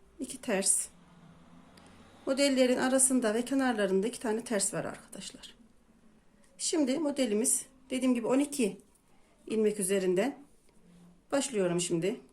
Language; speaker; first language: Turkish; native; Turkish